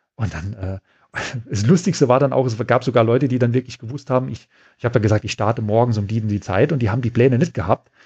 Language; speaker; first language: German; native; German